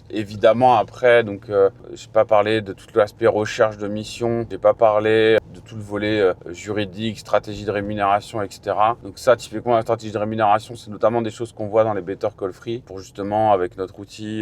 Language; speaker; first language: French; native; French